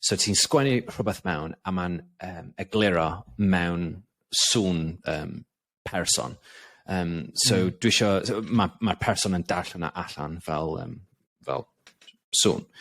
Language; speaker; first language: Welsh; non-native, local second language; English